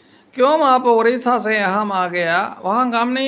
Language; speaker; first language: Hindi; non-native, local second language; Malayalam